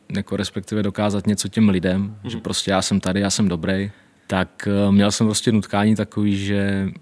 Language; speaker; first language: Czech; early bilingual, other home language; Ukrainian